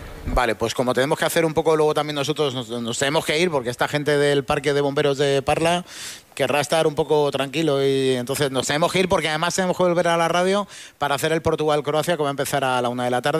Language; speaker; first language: Spanish; native; Spanish